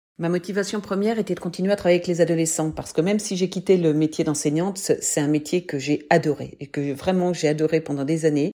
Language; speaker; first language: French; native; French